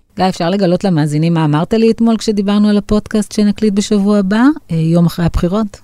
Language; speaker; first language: Hebrew; native; Hebrew